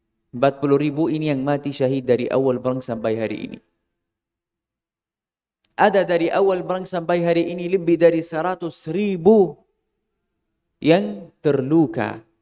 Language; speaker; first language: Indonesian; non-native, fluent; Arabic